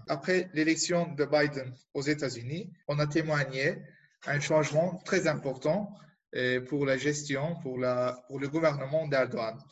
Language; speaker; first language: French; non-native, fluent; Turkish